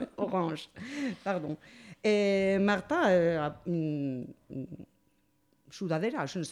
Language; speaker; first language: French; non-native, learner; Spanish